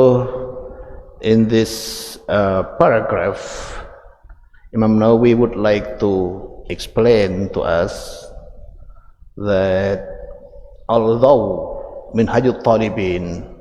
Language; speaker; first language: English; non-native, fluent; Indonesian